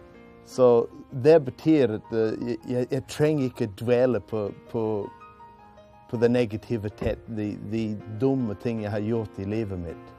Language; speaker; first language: Norwegian; non-native, fluent; English